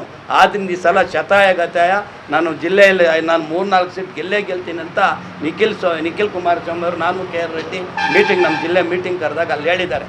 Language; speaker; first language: Kannada; native; Kannada